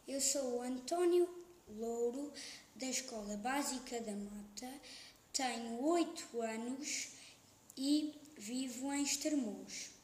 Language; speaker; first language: Portuguese; native; Portuguese